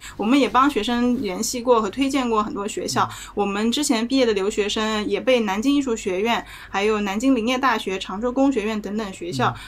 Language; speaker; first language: Chinese; native; Chinese